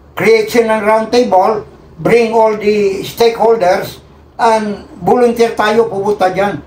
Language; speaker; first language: Filipino; non-native, local second language; Cebuano